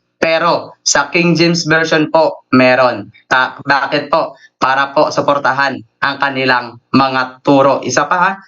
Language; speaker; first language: Filipino; native; Filipino